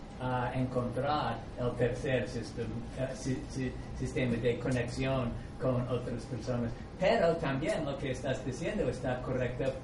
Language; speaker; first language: Spanish; non-native, fluent; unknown